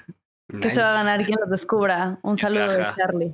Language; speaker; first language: Spanish; native; Spanish